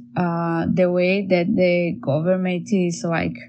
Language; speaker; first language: English; non-native, learner; Portuguese